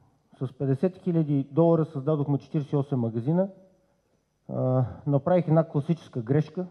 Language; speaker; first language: Bulgarian; native; Bulgarian